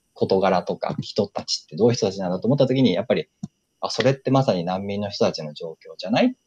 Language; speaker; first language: Japanese; native; Japanese